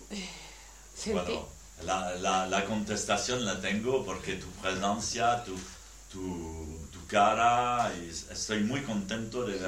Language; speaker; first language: Spanish; non-native, learner; French